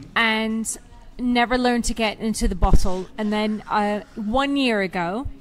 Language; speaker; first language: English; native; English